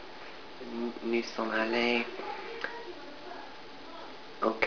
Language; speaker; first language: French; non-native, learner; English